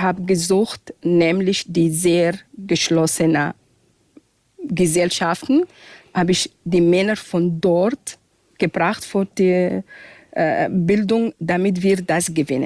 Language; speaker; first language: German; non-native, fluent; Arabic